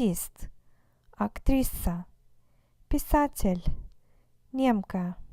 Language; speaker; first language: Russian; non-native, fluent; English